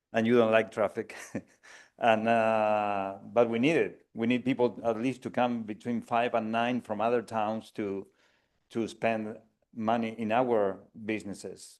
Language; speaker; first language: English; non-native, fluent; Spanish